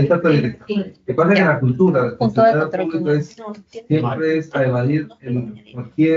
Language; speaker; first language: Spanish; native; Spanish